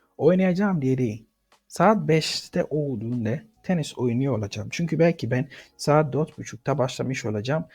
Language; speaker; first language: Turkish; non-native, fluent; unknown